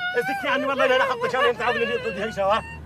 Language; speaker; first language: Arabic; native; Arabic